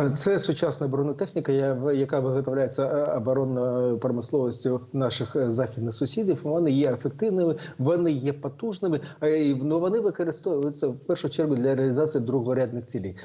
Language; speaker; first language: Ukrainian; native; Ukrainian